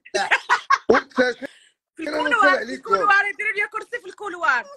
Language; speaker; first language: Arabic; native; Arabic